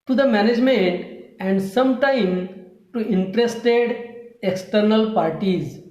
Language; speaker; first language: English; non-native, local second language; Marathi